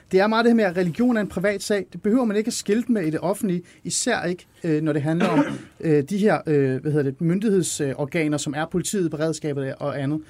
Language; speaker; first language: Danish; early bilingual, other home language; Persian